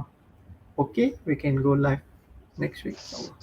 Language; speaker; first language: English; non-native, fluent; Malay